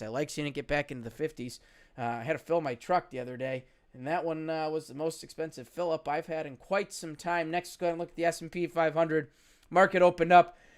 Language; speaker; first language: English; native; English